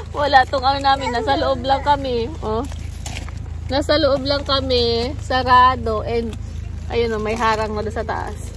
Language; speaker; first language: Filipino; native; Filipino